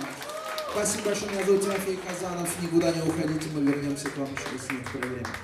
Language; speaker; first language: Russian; native; Russian